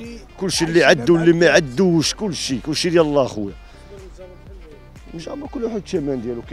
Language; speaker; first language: Arabic; native; Arabic